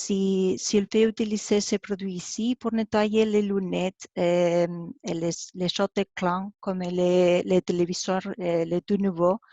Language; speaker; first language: French; non-native, learner; Spanish